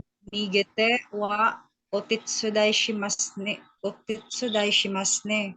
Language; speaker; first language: Japanese; non-native, learner; Filipino